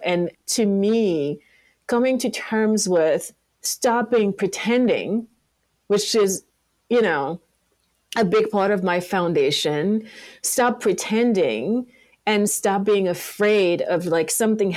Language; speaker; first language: English; non-native, local second language; French